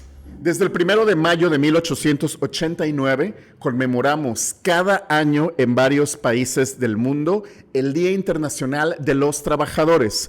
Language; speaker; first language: Spanish; native; Spanish